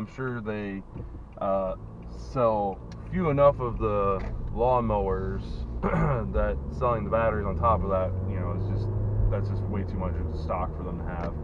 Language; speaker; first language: English; native; English